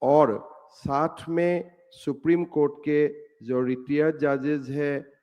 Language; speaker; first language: Hindi; non-native, local second language; Assamese